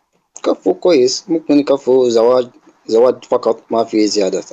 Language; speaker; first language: Arabic; non-native, learner; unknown